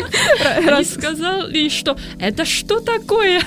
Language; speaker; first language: Russian; non-native, learner; Chinese